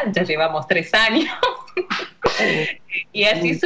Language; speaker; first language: Spanish; native; Spanish